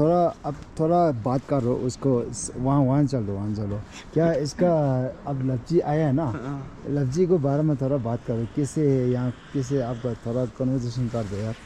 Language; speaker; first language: Hindi; non-native, learner; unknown